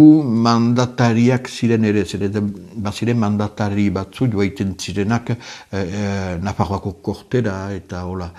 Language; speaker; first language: Basque; native; Basque